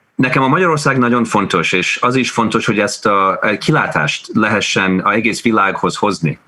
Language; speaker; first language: Hungarian; early bilingual, heritage; Hungarian